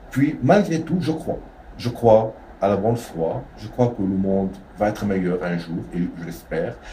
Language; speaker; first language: French; non-native, local second language; Arabic